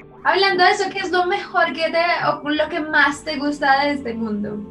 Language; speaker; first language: Spanish; native; Spanish